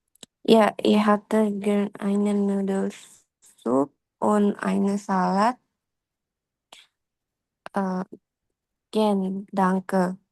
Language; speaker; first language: German; non-native, learner; Indonesian